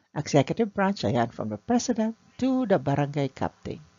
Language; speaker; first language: English; non-native, local second language; Filipino